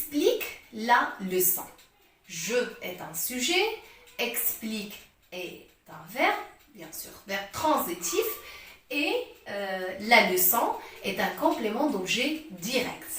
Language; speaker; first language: French; non-native, local second language; Arabic